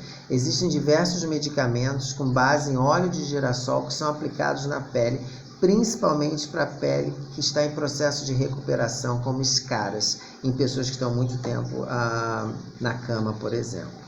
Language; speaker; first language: Portuguese; native; Portuguese